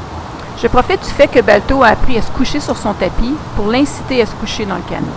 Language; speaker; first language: French; native; French